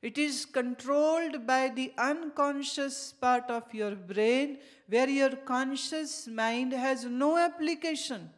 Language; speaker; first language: English; non-native, local second language; Hindi